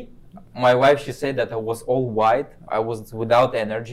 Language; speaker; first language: English; non-native, fluent; Kazakh